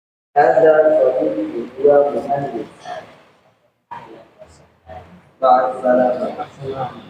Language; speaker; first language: Arabic; non-native, learner; Indonesian